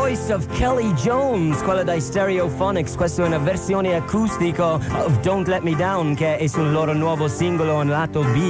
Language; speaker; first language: Italian; non-native, fluent; English